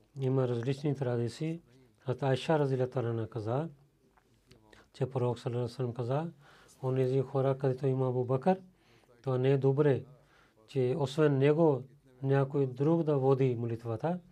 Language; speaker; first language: Bulgarian; non-native, learner; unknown